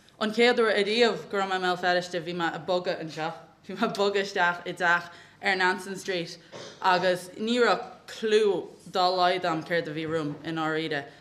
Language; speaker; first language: Irish; native; Irish